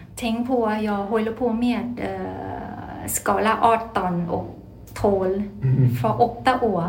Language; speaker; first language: Swedish; non-native, learner; Thai